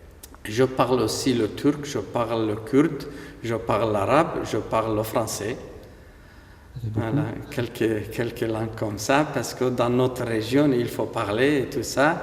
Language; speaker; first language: French; non-native, fluent; Aramaic